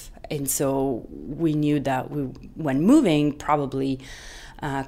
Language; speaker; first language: English; non-native, fluent; Italian